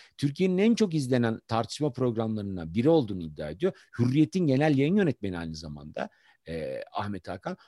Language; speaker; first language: Turkish; native; Turkish